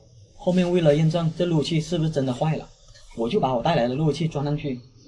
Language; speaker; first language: Chinese; native; Chinese